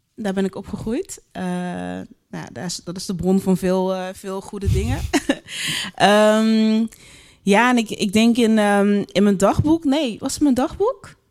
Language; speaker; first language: Dutch; native; Dutch